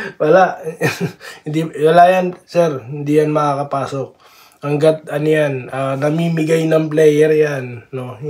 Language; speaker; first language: Filipino; native; Filipino